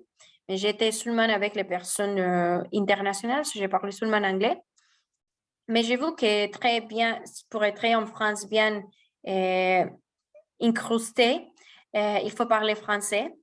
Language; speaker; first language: French; non-native, fluent; Spanish